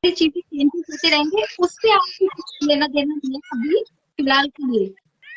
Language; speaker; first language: Hindi; native; Hindi